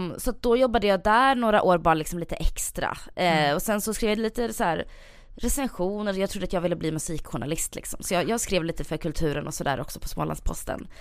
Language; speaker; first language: Swedish; early bilingual, other home language; Bosnian